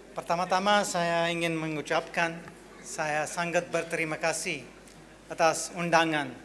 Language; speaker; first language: Indonesian; non-native, fluent; English